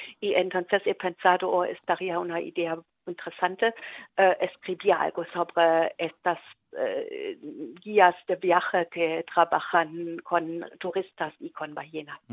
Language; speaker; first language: Spanish; non-native, learner; German